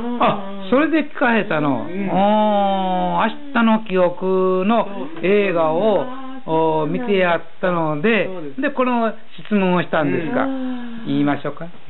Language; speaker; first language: Japanese; native; Japanese